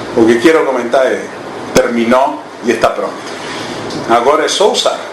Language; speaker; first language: Portuguese; non-native, fluent; Spanish